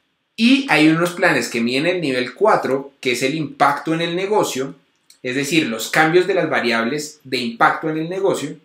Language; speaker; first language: Spanish; native; Spanish